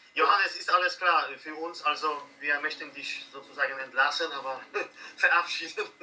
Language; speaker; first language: German; non-native, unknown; Polish